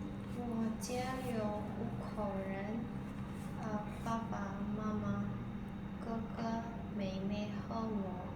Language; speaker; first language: Chinese; non-native, learner; Indonesian